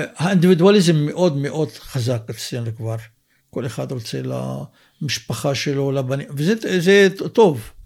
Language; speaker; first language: Hebrew; non-native, local second language; Arabic